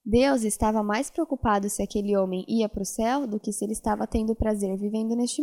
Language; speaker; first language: Portuguese; native; Portuguese